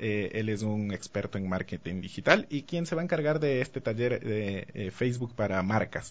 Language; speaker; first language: Spanish; native; Spanish